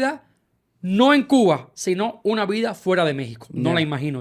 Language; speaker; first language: Spanish; native; Spanish